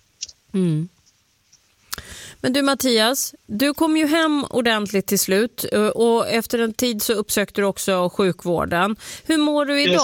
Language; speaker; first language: Swedish; native; Swedish